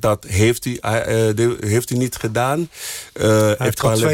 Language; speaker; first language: Dutch; non-native, fluent; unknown